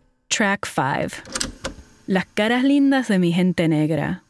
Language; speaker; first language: Spanish; early bilingual, heritage; Spanish